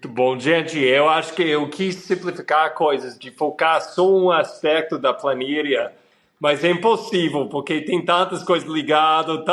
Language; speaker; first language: Portuguese; non-native, fluent; English